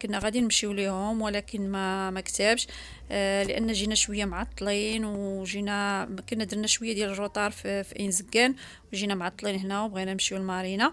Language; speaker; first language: Arabic; native; Arabic